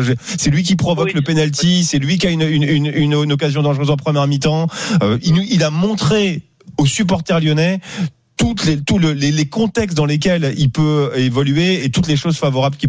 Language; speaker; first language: French; native; French